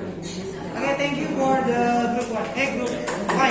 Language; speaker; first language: English; non-native, local second language; Indonesian